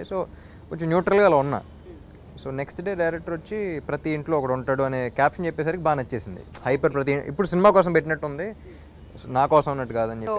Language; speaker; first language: Telugu; native; Telugu